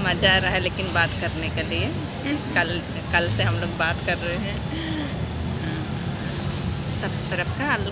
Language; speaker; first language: Hindi; non-native, local second language; Odia